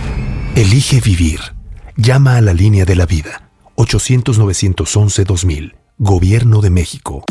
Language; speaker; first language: Spanish; native; Spanish